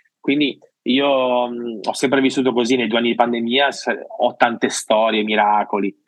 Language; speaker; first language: Italian; native; Italian